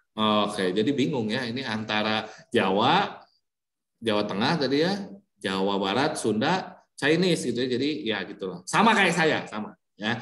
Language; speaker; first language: Indonesian; early bilingual, heritage; Indonesian